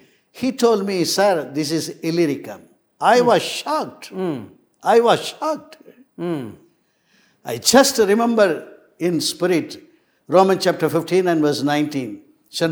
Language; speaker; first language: English; non-native, local second language; Tamil